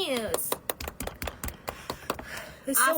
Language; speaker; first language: English; non-native, learner; Korean